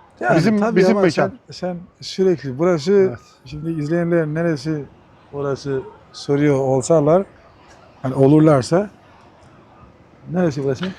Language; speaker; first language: Turkish; non-native, fluent; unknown